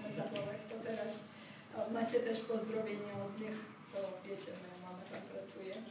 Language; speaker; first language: Polish; non-native, fluent; Georgian